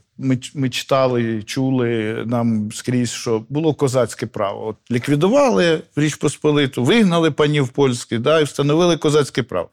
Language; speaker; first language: Ukrainian; native; Ukrainian